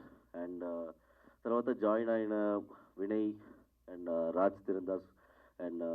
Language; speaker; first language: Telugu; non-native, learner; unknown